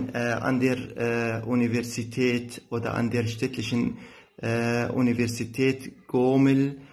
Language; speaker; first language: German; non-native, fluent; Arabic